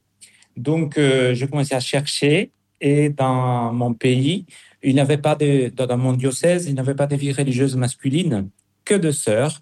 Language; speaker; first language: French; non-native, fluent; Spanish